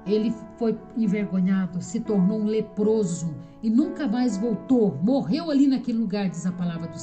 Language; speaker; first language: Portuguese; native; Portuguese